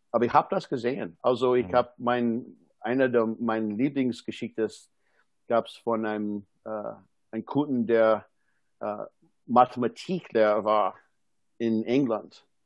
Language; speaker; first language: German; non-native, fluent; English